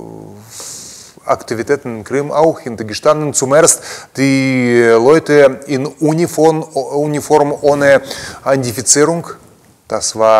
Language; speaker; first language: German; non-native, learner; Russian